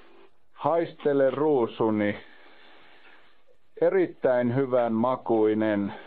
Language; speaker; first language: Finnish; non-native, learner; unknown